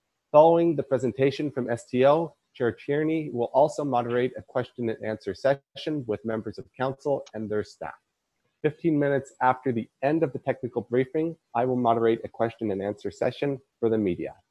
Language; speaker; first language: English; native; English